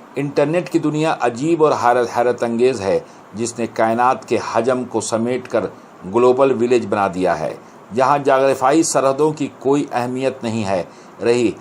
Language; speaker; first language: Urdu; native; Urdu